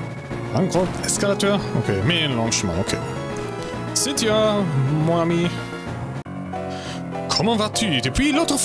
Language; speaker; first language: French; non-native, learner; German